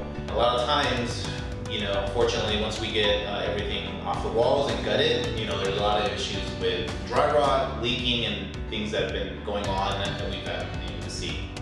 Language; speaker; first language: English; native; English